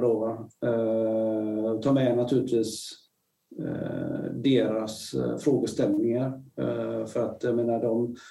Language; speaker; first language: Swedish; native; Swedish